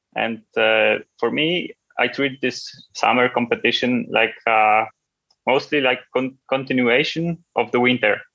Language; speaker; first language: English; non-native, fluent; Polish